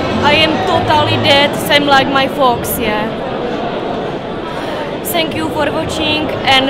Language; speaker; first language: English; non-native, learner; Czech